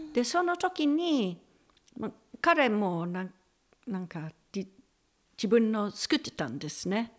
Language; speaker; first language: Japanese; non-native, fluent; English